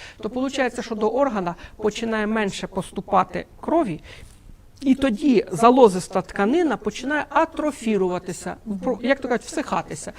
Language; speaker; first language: Ukrainian; non-native, local second language; Russian